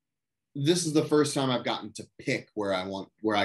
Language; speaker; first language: English; native; English